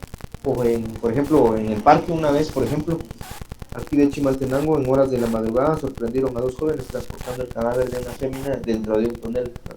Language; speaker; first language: Spanish; native; Spanish